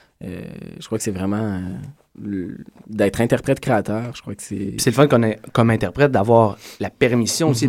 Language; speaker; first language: French; native; French